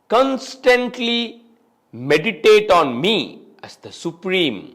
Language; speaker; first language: English; non-native, local second language; Tamil